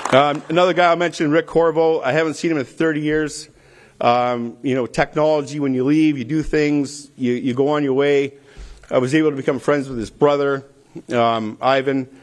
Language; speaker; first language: English; native; English